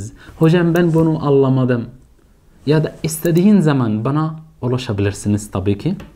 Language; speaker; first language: Turkish; non-native, fluent; Arabic